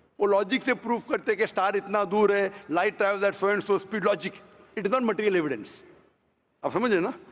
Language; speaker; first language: Hindi; non-native, local second language; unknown